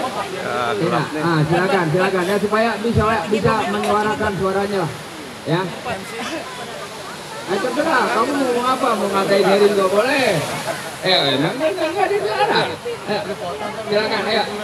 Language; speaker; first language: Indonesian; native; Indonesian